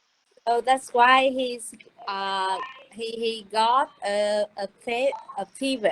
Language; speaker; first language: English; non-native, learner; Vietnamese